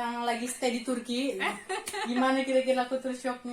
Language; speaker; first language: Indonesian; native; Indonesian